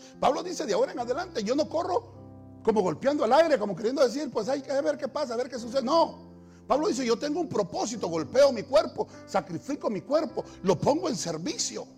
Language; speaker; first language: Spanish; native; Spanish